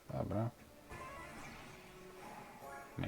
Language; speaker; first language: Polish; non-native, fluent; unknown